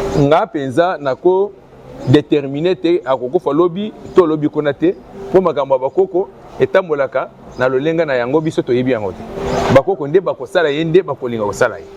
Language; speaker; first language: Lingala; non-native, local second language; Luba-Lulua